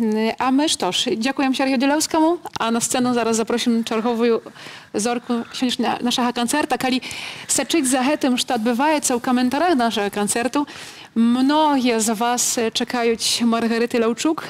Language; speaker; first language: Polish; non-native, learner; Belarusian